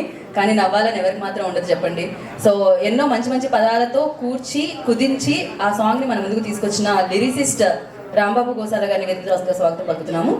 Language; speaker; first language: Telugu; native; Telugu